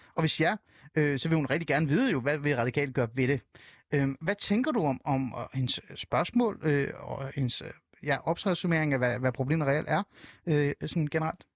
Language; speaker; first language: Danish; early bilingual, other home language; Persian